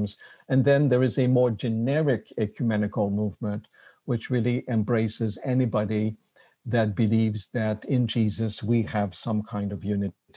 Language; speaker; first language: English; non-native, fluent; French